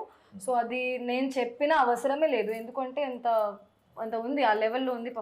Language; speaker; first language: Telugu; non-native, fluent; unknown